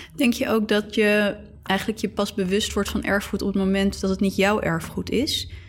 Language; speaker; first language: Dutch; native; Dutch